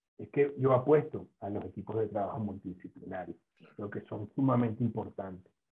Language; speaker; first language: Spanish; native; Spanish